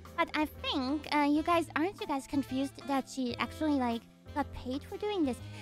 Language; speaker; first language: English; non-native, fluent; German